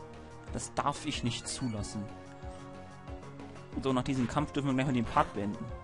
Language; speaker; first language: German; native; German